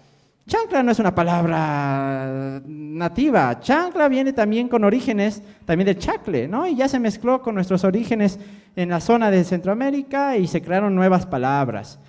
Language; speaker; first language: Spanish; native; Spanish